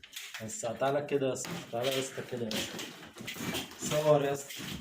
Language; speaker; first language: Arabic; native; Arabic